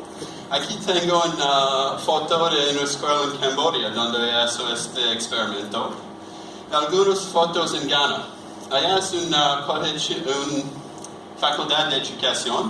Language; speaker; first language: Spanish; non-native, learner; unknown